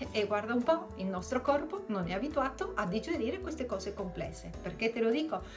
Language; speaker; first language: Italian; early bilingual, other home language; Spanish